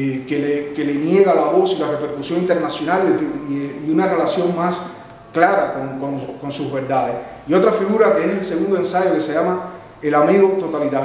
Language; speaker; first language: Spanish; native; Spanish